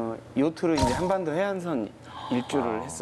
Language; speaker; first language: Korean; native; Korean